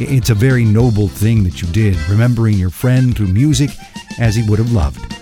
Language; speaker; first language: English; early bilingual, other home language; Spanish